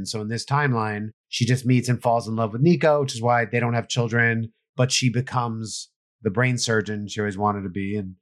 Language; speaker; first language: English; native; English